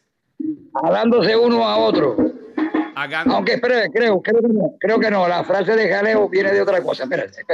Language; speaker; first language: Spanish; native; Spanish